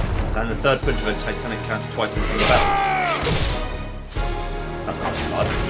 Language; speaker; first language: English; native; English